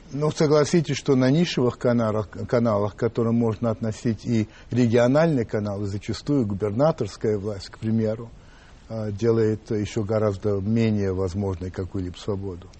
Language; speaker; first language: Russian; early bilingual, other home language; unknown